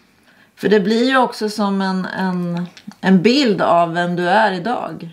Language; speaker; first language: Swedish; native; Swedish